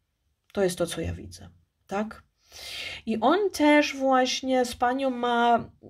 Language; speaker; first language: Polish; early bilingual, heritage; Polish